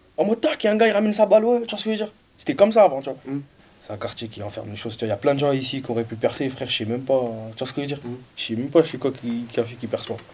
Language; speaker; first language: French; native; French